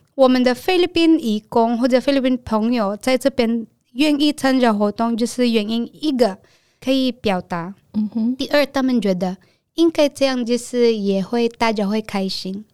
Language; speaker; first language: Chinese; non-native, learner; Filipino